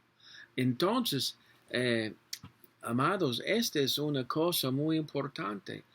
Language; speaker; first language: Spanish; non-native, learner; English